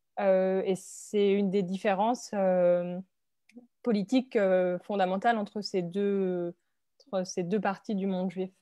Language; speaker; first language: French; native; French